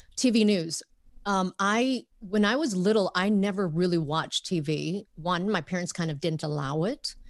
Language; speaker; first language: English; native; English